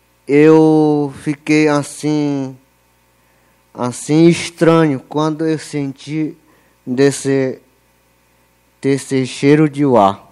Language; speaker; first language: Portuguese; non-native, local second language; Yanomámi